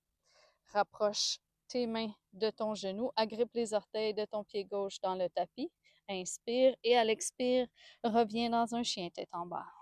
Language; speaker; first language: French; native; French